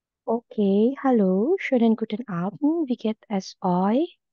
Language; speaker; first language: German; non-native, fluent; Indonesian